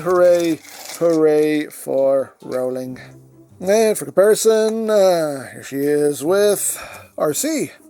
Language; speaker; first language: English; native; English